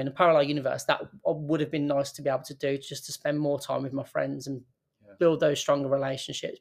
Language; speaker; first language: English; native; English